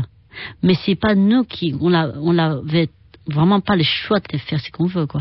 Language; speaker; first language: French; non-native, fluent; Chinese